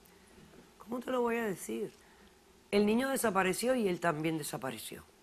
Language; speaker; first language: Spanish; native; Spanish